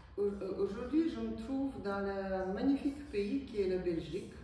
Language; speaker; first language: French; non-native, fluent; Ukrainian